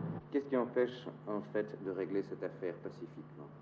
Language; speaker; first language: French; native; French